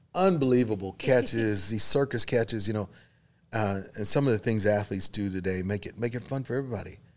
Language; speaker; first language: English; native; English